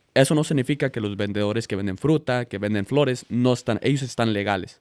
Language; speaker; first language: Spanish; early bilingual, heritage; Spanish